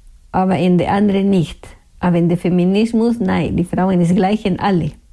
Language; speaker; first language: German; non-native, learner; Spanish